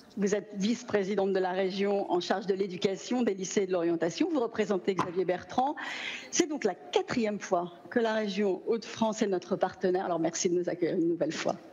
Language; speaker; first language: French; native; French